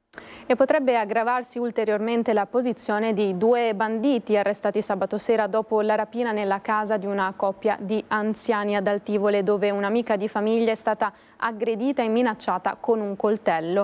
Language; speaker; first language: Italian; native; Italian